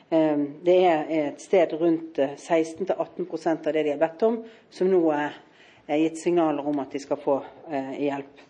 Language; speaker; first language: Norwegian; native; Norwegian